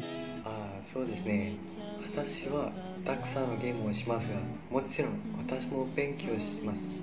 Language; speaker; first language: Japanese; non-native, learner; Indonesian